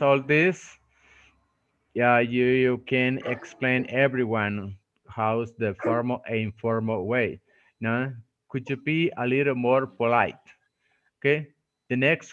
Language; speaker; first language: English; non-native, fluent; Spanish